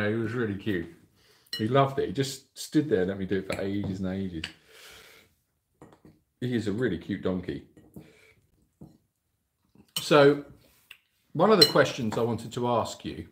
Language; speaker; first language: English; native; English